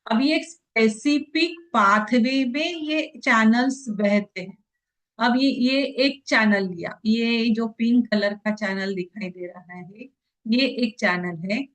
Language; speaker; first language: Hindi; non-native, local second language; Marathi